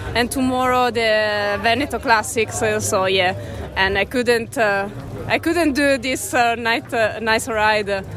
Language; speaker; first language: English; non-native, learner; Italian